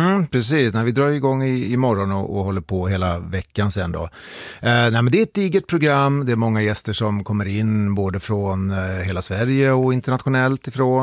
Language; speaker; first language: Swedish; native; Swedish